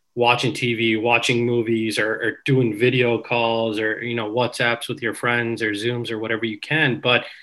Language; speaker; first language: English; early bilingual, other home language; Hindi